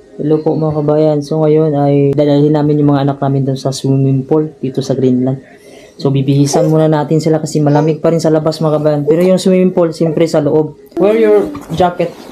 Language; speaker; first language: Filipino; non-native, local second language; Cebuano